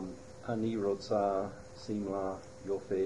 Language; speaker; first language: Hebrew; non-native, learner; English